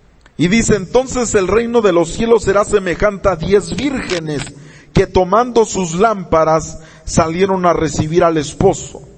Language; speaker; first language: Spanish; native; Spanish